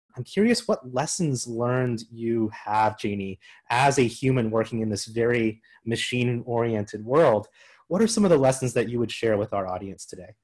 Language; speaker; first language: English; native; English